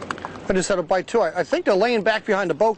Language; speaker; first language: English; native; English